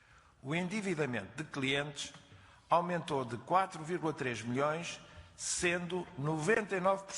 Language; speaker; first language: Portuguese; native; Portuguese